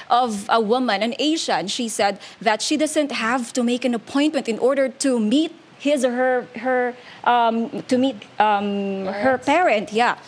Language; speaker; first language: English; non-native, local second language; Hiligaynon